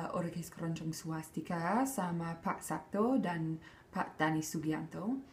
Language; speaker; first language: Indonesian; non-native, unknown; English